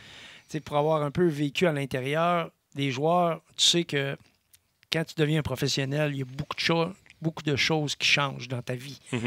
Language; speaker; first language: French; native; French